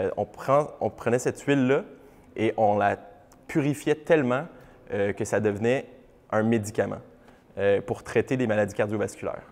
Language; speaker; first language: French; native; French